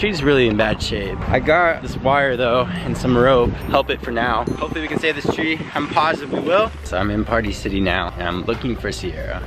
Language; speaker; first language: English; native; English